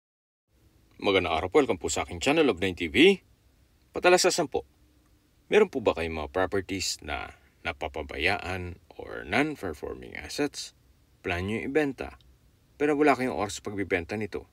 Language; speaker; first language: Filipino; native; Filipino